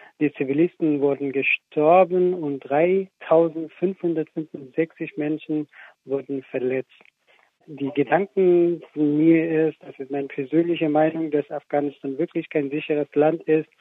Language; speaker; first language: German; non-native, fluent; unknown